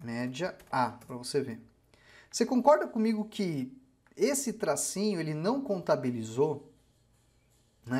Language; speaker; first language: Portuguese; native; Portuguese